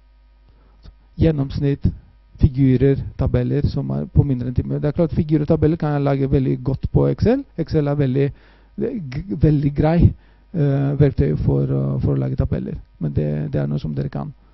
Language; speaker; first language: Norwegian; non-native, fluent; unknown